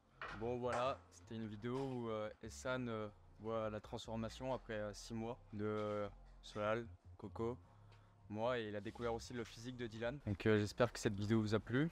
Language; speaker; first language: French; native; French